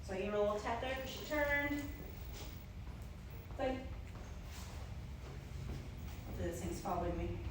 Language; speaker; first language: English; native; English